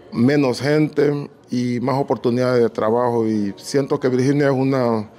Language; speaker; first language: Spanish; native; Spanish